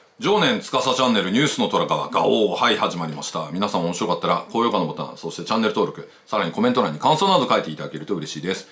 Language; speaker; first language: Japanese; native; Japanese